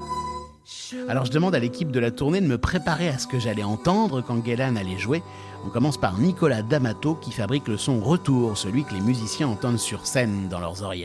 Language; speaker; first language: French; native; French